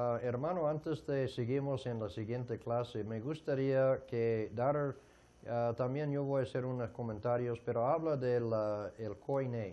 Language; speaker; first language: Spanish; non-native, fluent; English